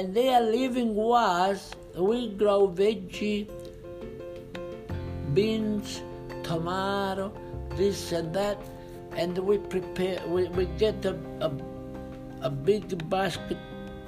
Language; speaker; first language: English; non-native, learner; Italian